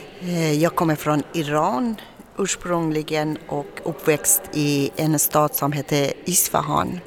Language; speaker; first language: Swedish; non-native, fluent; Persian